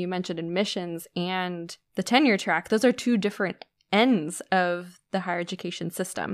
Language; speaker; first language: English; native; English